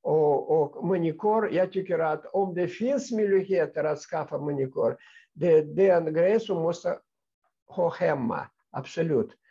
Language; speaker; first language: Swedish; non-native, fluent; Russian